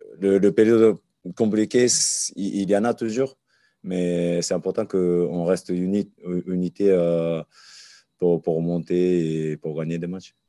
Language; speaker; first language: French; non-native, learner; Japanese